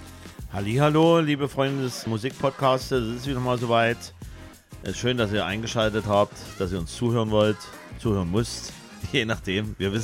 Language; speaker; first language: German; native; German